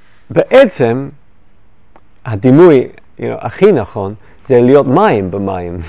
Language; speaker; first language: Hebrew; non-native, fluent; English